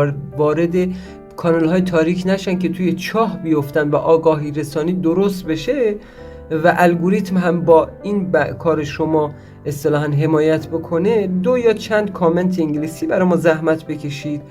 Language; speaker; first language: Persian; native; Persian